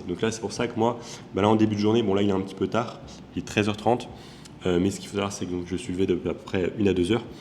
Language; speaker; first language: French; native; French